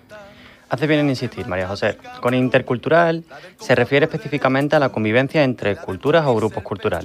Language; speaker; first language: Spanish; native; Spanish